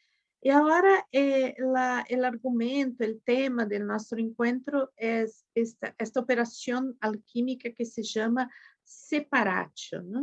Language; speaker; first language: Spanish; non-native, fluent; Portuguese